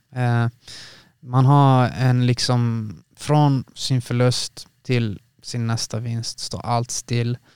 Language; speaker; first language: Swedish; native; Swedish